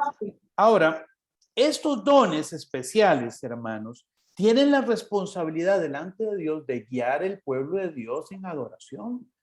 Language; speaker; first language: Spanish; native; Spanish